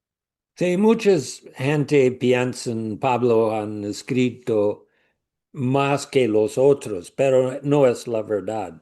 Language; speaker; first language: Spanish; non-native, learner; English